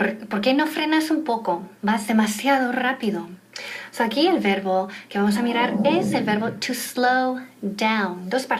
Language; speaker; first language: Spanish; non-native, fluent; English